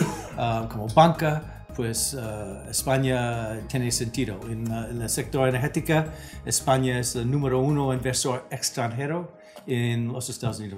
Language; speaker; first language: Spanish; non-native, fluent; English